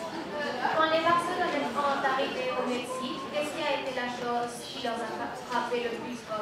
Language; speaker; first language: French; non-native, fluent; Spanish